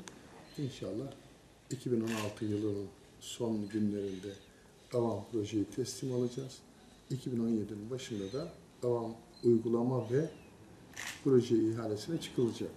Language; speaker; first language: Turkish; native; Turkish